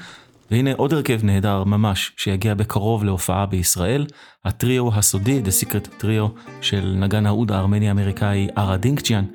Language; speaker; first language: Hebrew; native; Hebrew